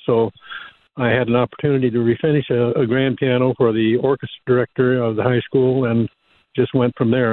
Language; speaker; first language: English; native; English